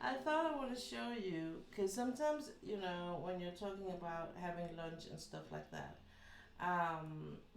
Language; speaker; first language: English; non-native, fluent; Danish